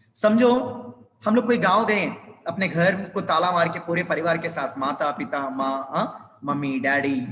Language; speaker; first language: Hindi; non-native, local second language; Telugu